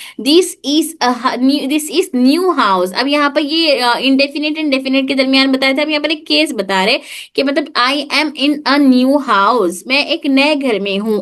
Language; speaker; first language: Urdu; native; Urdu